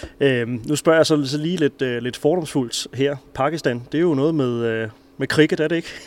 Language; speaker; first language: Danish; native; Danish